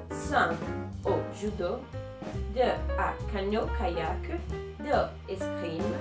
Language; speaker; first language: French; non-native, learner; Portuguese